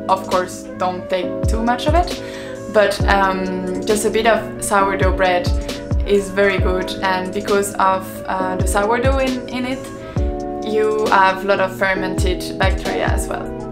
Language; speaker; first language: English; non-native, fluent; French